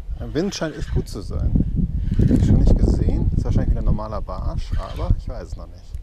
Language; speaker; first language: German; native; German